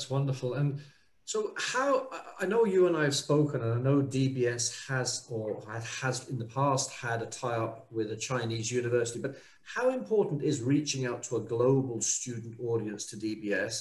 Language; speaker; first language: English; native; English